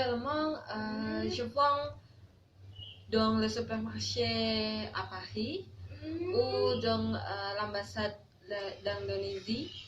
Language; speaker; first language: French; non-native, learner; Indonesian